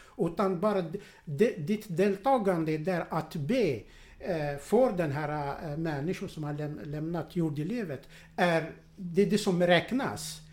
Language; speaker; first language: Swedish; non-native, fluent; Arabic